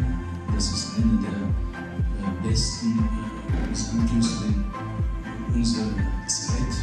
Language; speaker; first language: German; non-native, fluent; Russian